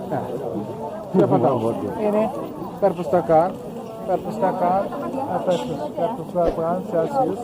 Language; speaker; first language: Indonesian; non-native, fluent; Turkish